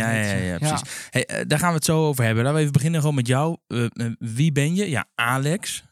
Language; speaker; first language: Dutch; native; Dutch